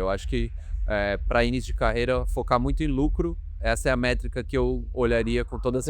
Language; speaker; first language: Portuguese; native; Portuguese